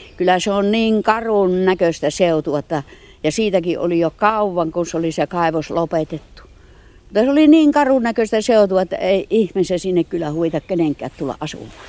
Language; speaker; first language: Finnish; native; Finnish